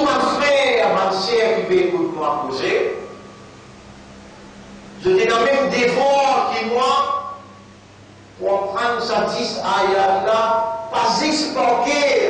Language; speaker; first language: French; non-native, local second language; Morisyen